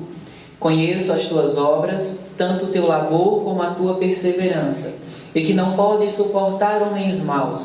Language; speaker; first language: Portuguese; native; Portuguese